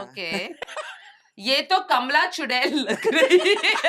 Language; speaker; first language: Hindi; non-native, local second language; Malayalam